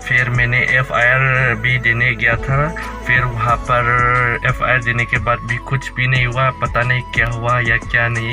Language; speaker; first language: Hindi; non-native, learner; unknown